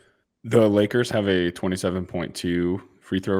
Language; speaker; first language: English; native; English